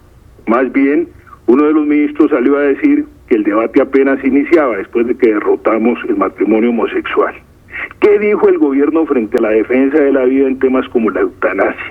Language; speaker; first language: Spanish; native; Spanish